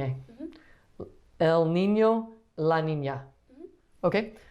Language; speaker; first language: Spanish; non-native, learner; English